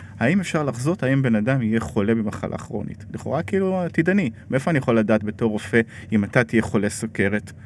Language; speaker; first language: Hebrew; native; Hebrew